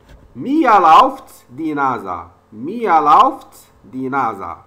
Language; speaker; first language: German; non-native, learner; French